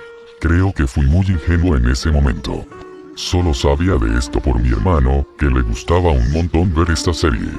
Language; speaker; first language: Spanish; native; Spanish